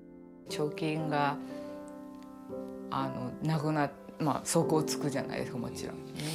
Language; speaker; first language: Japanese; native; Japanese